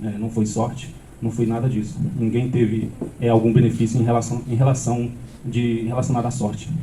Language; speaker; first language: Portuguese; non-native, local second language; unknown